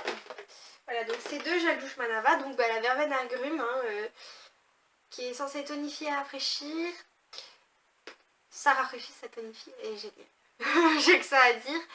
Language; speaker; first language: French; native; French